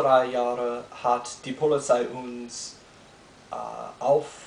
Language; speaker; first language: German; non-native, learner; English